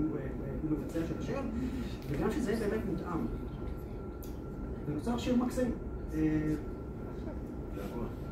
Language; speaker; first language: Hebrew; native; Hebrew